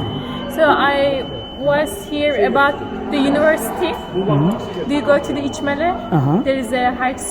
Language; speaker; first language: English; non-native, learner; Turkish